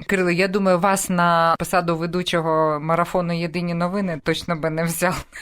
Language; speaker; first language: Ukrainian; native; Ukrainian